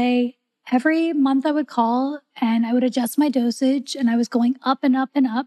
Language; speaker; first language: English; native; English